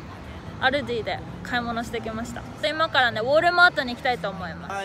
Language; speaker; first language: Japanese; native; Japanese